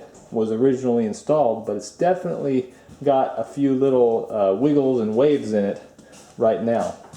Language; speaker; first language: English; native; English